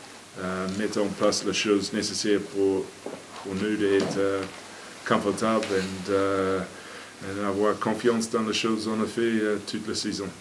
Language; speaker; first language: French; non-native, fluent; English